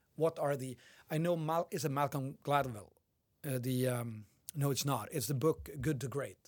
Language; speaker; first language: English; non-native, fluent; Swedish